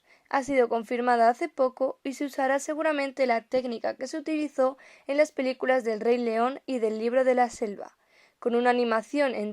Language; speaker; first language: Spanish; native; Spanish